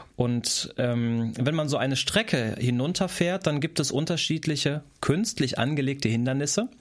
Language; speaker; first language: German; native; German